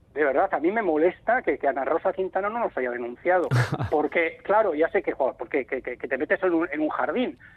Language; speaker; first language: Spanish; native; Spanish